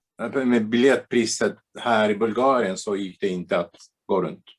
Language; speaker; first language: Swedish; non-native, fluent; Bulgarian